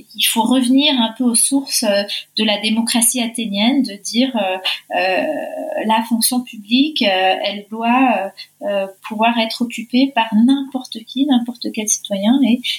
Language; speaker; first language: French; early bilingual, heritage; Spanish